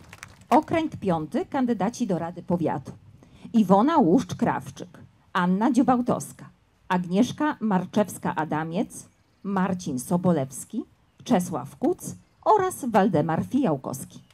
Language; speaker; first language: Polish; native; Polish